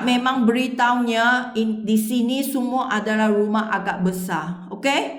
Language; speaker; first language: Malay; non-native, local second language; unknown